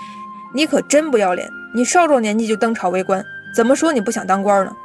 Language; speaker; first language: Chinese; native; Chinese